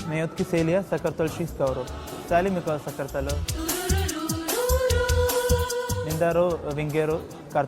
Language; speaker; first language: Georgian; non-native, learner; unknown